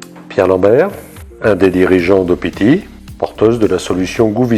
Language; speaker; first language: French; native; French